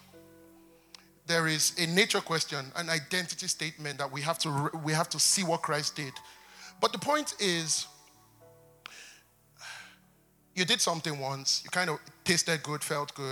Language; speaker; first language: English; non-native, local second language; Yoruba